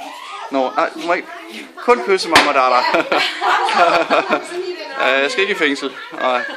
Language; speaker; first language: Danish; native; Danish